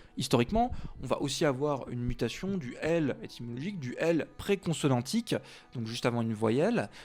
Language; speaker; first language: French; native; French